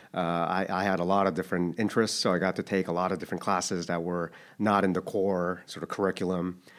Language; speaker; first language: English; early bilingual, other home language; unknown